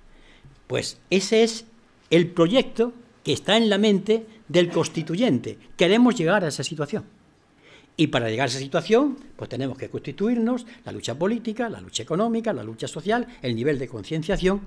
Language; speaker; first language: Spanish; native; Spanish